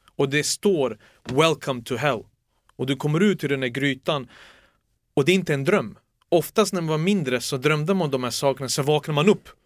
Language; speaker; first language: Swedish; early bilingual, other home language; Serbian